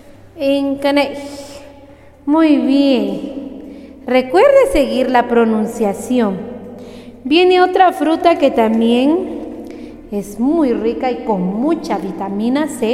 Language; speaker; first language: Spanish; non-native, local second language; Kaqchikel